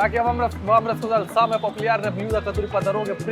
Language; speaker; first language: Russian; non-native, learner; Hindi